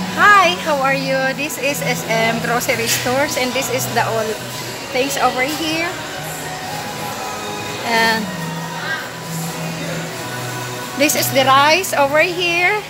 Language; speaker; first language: English; non-native, local second language; Filipino